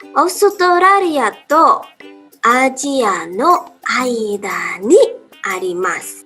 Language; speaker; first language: Japanese; non-native, learner; Indonesian